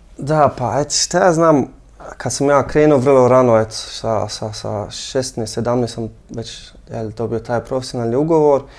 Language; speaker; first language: Croatian; early bilingual, heritage; Croatian